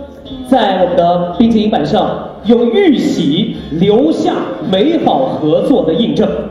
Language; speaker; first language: Chinese; native; Chinese